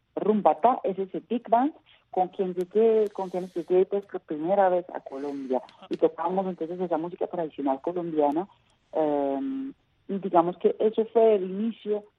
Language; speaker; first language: Spanish; non-native, fluent; Dutch